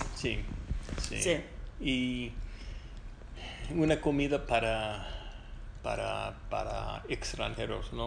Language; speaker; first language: Spanish; non-native, fluent; English